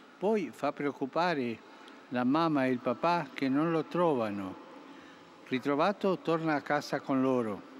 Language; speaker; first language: Italian; non-native, fluent; Spanish